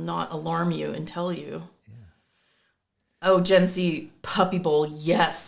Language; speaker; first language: English; native; English